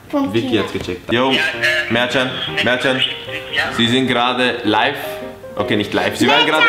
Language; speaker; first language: German; native; German